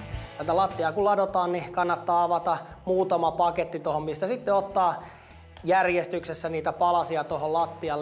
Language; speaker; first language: Finnish; native; Finnish